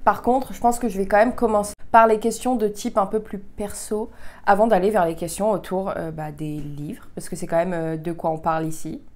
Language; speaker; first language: French; early bilingual, heritage; French